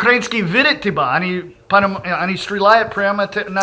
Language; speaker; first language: Russian; non-native, learner; English